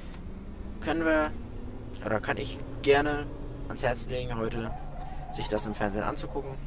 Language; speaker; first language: German; native; German